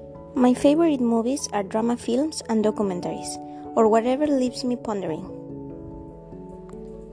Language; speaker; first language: English; non-native, learner; Spanish